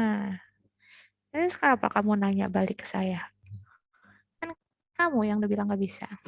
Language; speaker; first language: Indonesian; native; Indonesian